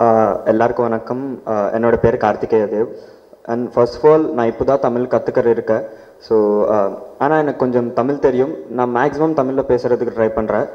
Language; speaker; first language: Tamil; non-native, learner; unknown